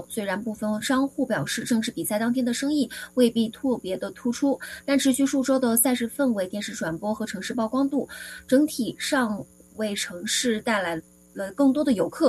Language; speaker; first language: Chinese; native; Chinese